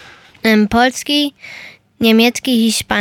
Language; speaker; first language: Polish; early bilingual, heritage; Polish